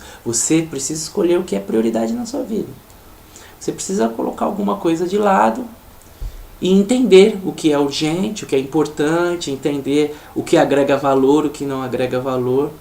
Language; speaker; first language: Portuguese; native; Portuguese